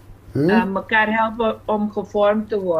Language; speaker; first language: Dutch; non-native, fluent; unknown